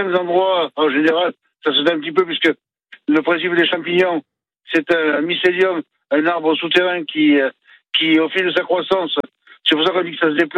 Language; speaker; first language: French; native; French